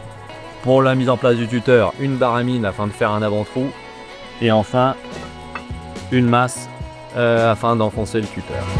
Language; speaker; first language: French; native; French